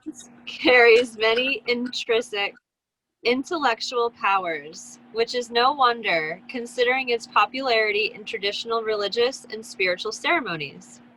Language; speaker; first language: English; native; English